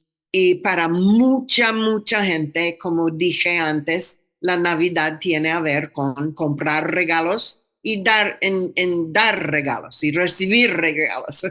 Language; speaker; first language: Spanish; non-native, fluent; English